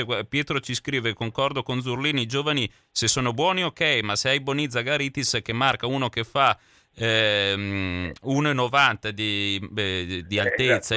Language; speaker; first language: Italian; native; Italian